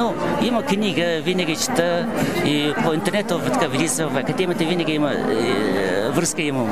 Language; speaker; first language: Bulgarian; non-native, learner; Mongolian